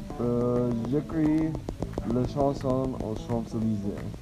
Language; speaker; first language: French; non-native, learner; English